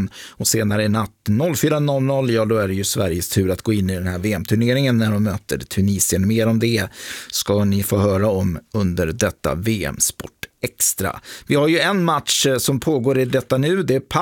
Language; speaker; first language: Swedish; native; Swedish